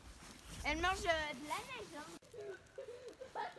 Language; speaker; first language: French; early bilingual, other home language; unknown